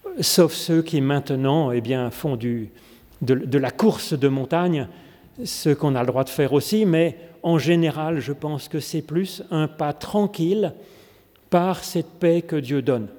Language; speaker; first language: French; native; French